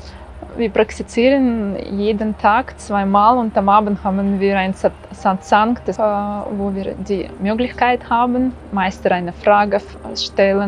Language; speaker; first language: German; non-native, fluent; Russian